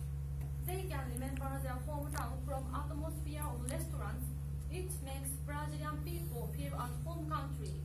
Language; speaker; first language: English; non-native, learner; Japanese